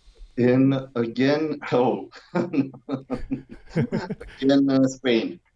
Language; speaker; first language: English; non-native, learner; Romanian